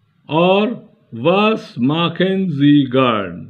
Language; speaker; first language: German; non-native, learner; Bangla